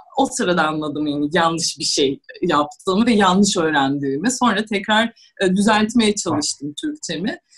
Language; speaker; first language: Turkish; non-native, fluent; Russian